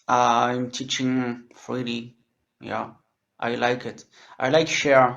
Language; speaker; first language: English; non-native, learner; French